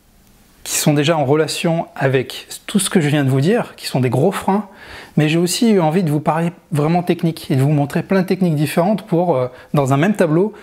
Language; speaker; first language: French; native; French